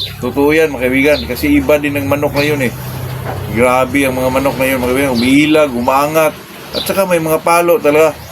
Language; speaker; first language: Filipino; non-native, local second language; Cebuano